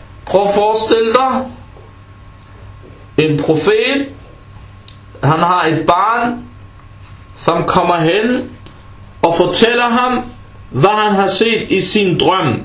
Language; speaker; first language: Danish; early bilingual, other home language; Arabic